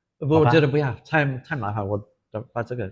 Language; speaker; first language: Chinese; non-native, fluent; English